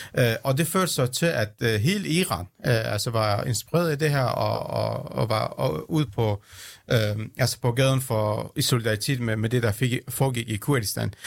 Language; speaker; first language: Danish; early bilingual, other home language; Central Kurdish